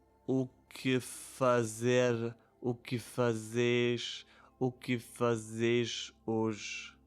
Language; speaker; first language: Portuguese; non-native, learner; German